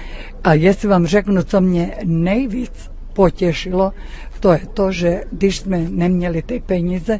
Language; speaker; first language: Czech; early bilingual, heritage; Czech